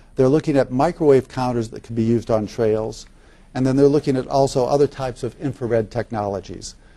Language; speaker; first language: English; native; English